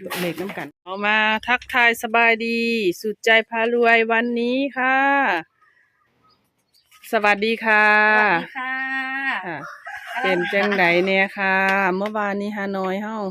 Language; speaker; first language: Thai; native; Thai